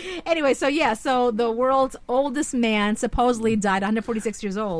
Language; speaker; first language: English; early bilingual, other home language; Spanish